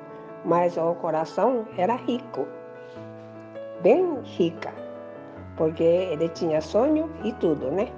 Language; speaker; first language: Portuguese; early bilingual, other home language; Japanese